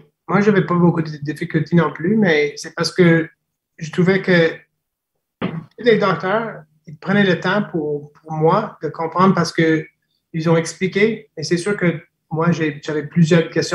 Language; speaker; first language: French; non-native, fluent; English